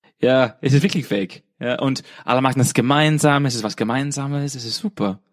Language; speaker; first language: German; non-native, fluent; English